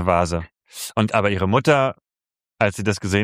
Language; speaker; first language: German; native; German